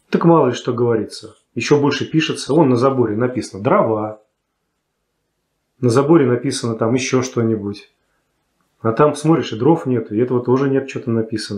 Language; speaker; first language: Russian; native; Russian